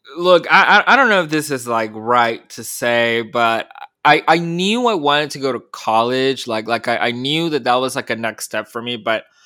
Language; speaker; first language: English; early bilingual, other home language; Spanish